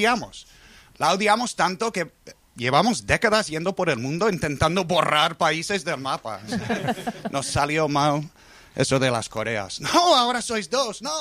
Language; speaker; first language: Spanish; non-native, fluent; English